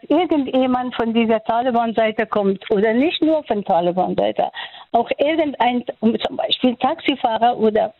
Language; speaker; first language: German; non-native, fluent; Persian